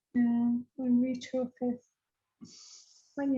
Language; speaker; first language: Welsh; non-native, learner; English